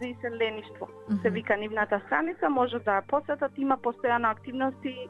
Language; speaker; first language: Macedonian; native; Macedonian